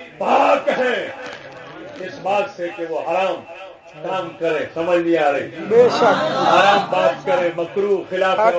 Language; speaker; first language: Urdu; non-native, local second language; Punjabi